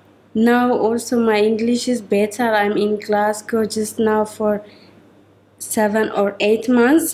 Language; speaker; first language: English; non-native, learner; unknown